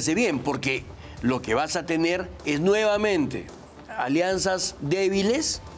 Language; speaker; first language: Spanish; native; Spanish